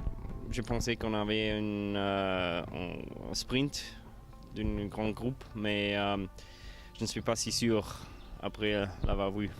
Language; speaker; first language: French; non-native, local second language; Luxembourgish